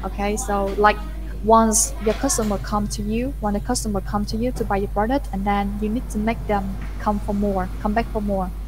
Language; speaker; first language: English; non-native, fluent; Vietnamese